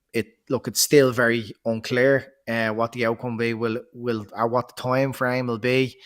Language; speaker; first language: English; native; English